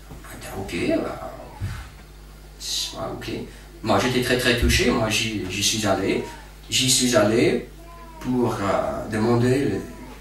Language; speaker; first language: French; non-native, fluent; English